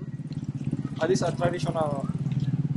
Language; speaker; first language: English; non-native, learner; Indonesian